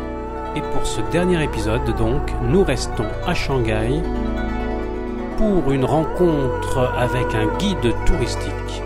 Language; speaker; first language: French; native; French